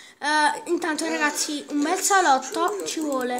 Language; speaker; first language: Italian; native; Italian